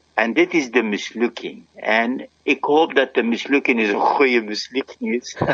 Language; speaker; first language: Dutch; non-native, fluent; Arabic